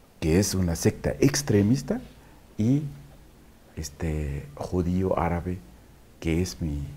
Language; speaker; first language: Spanish; non-native, fluent; Arabic